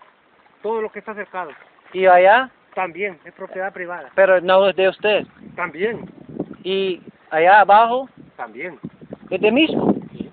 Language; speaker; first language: Spanish; non-native, learner; English